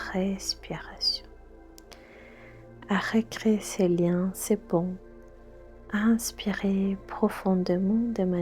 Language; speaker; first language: French; non-native, fluent; Spanish